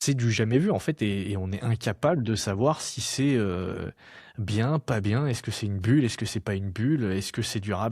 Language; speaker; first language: French; native; French